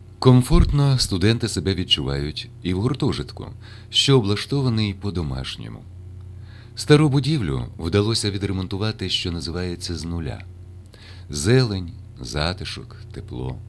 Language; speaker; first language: Ukrainian; native; Ukrainian